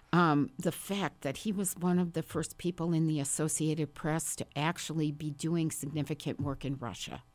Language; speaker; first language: English; native; English